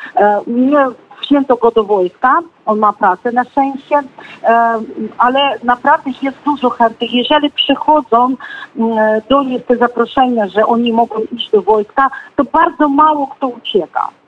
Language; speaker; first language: Polish; non-native, fluent; Ukrainian